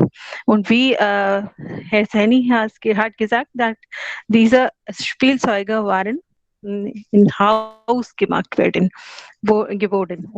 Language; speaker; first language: German; non-native, learner; Hindi